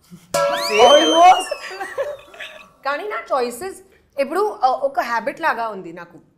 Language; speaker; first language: Telugu; non-native, local second language; Hindi